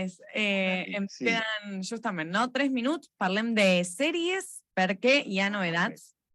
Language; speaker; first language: Catalan; non-native, local second language; Spanish